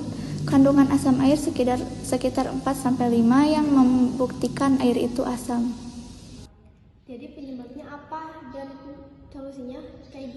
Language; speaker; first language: Indonesian; native; Indonesian